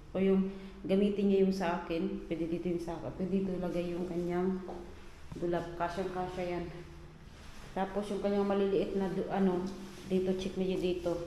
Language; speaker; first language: Filipino; native; Filipino